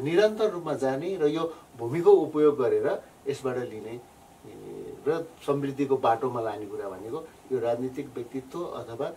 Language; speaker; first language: Nepali; native; Nepali